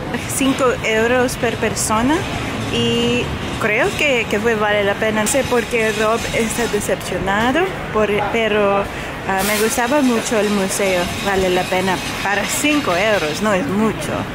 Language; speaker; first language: Spanish; non-native, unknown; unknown